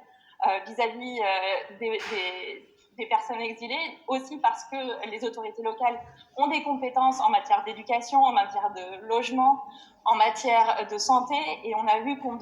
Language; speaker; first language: French; native; French